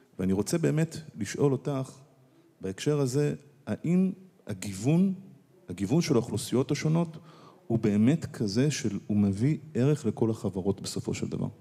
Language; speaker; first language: Hebrew; native; Hebrew